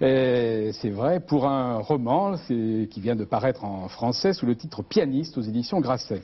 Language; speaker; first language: French; native; French